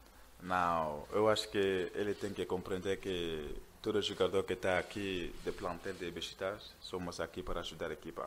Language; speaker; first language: Portuguese; non-native, learner; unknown